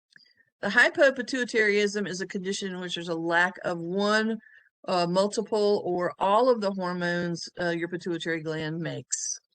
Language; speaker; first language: English; native; English